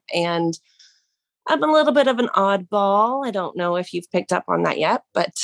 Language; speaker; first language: English; native; English